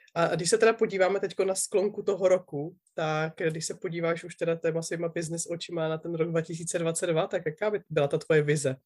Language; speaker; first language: Czech; native; Czech